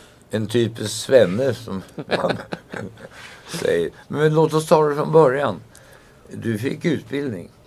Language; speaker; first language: Swedish; native; Swedish